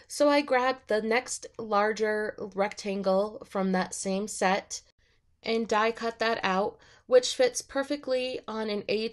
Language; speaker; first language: English; native; English